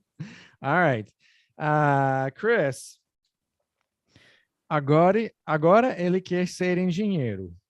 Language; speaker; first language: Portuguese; non-native, fluent; English